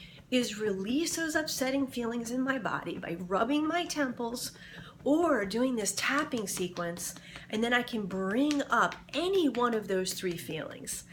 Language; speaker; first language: English; native; English